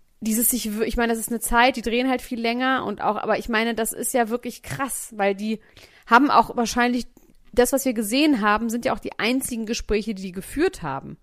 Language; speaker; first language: German; native; German